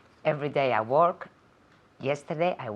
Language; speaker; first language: English; non-native, learner; Spanish